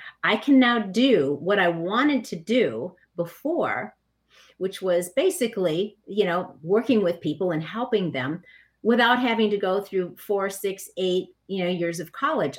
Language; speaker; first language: English; native; English